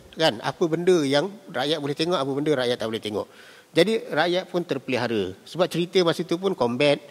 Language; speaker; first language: Malay; native; Malay